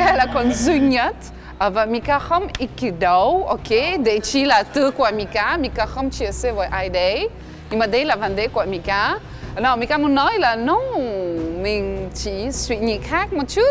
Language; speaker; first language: Vietnamese; non-native, fluent; French